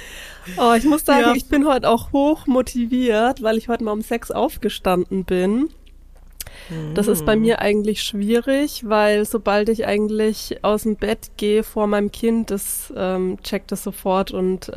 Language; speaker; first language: German; native; German